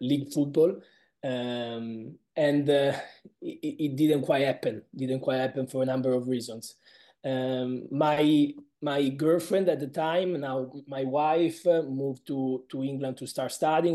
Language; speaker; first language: English; non-native, fluent; Italian